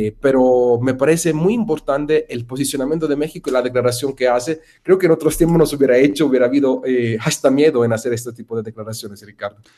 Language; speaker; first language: Spanish; non-native, fluent; Italian